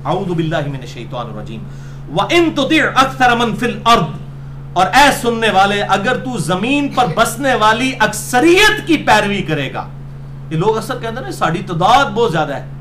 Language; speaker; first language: Urdu; non-native, local second language; Punjabi